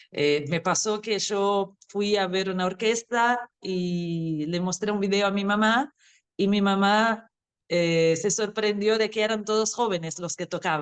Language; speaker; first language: Spanish; non-native, fluent; Portuguese